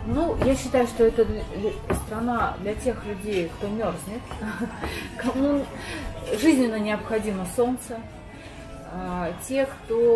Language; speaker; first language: Russian; native; Russian